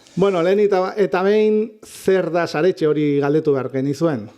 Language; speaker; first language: Basque; native; Basque